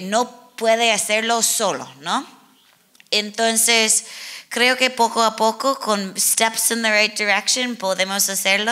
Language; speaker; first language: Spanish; non-native, learner; English